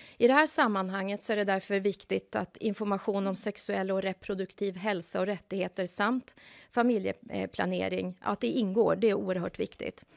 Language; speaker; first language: Swedish; native; Swedish